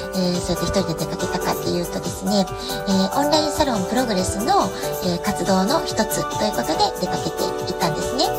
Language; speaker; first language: Japanese; native; Japanese